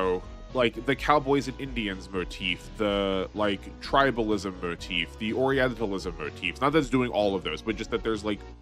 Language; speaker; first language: English; native; English